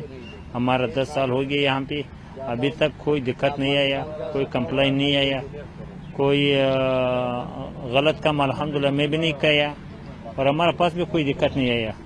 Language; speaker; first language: Hindi; non-native, learner; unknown